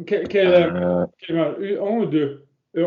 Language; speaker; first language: French; non-native, learner; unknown